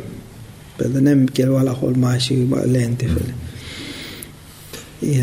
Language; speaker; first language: Hungarian; non-native, learner; Tibetan